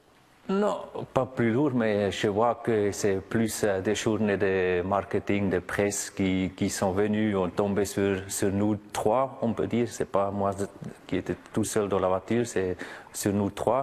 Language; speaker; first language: French; non-native, local second language; German